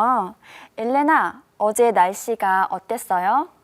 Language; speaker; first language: Korean; native; Korean